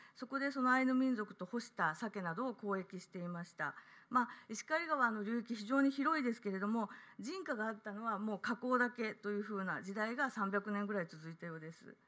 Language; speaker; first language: Japanese; native; Japanese